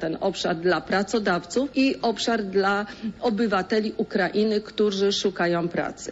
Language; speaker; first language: Polish; native; Polish